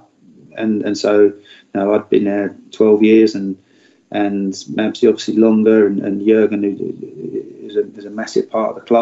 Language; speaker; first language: English; native; English